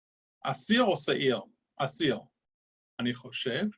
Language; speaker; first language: Hebrew; non-native, fluent; English